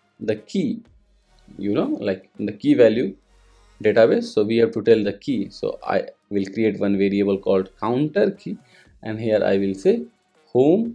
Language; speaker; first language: English; non-native, local second language; Hindi